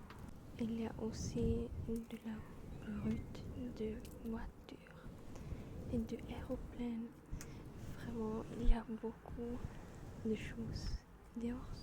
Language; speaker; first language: French; non-native, learner; German